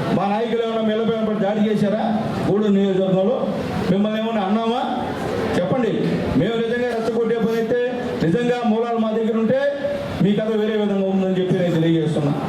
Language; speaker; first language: Telugu; native; Telugu